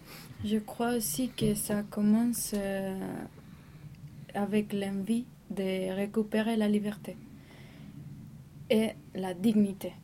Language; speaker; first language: French; non-native, learner; Spanish